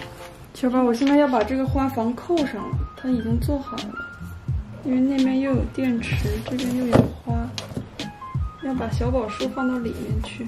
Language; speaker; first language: Chinese; native; Chinese